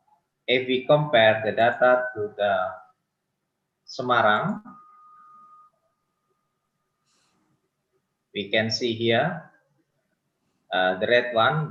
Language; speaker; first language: English; non-native, local second language; Indonesian